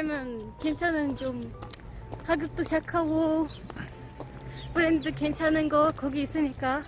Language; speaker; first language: Korean; non-native, fluent; Turkish